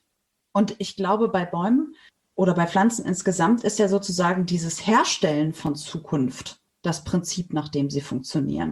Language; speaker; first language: German; native; German